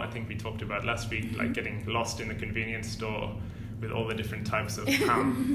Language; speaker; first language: English; native; English